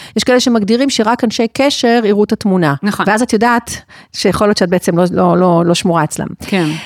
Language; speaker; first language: Hebrew; native; Hebrew